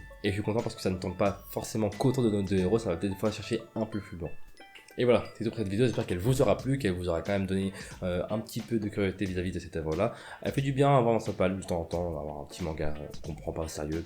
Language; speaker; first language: French; native; French